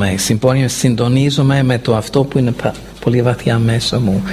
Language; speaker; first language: Greek; non-native, fluent; English